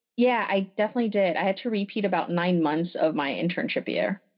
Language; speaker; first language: English; early bilingual, other home language; French